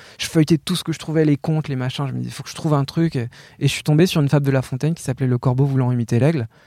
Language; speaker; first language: French; native; French